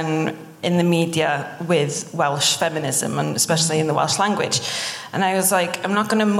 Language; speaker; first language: English; non-native, local second language; Welsh